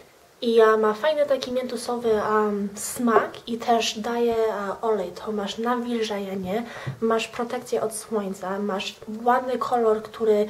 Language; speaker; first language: Polish; early bilingual, heritage; Polish